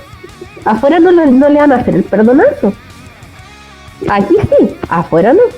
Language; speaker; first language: Spanish; native; Spanish